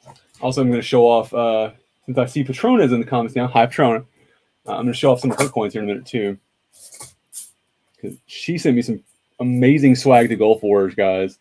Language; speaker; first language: English; native; English